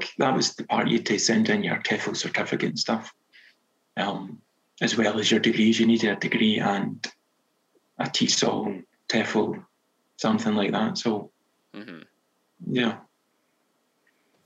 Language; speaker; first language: English; native; English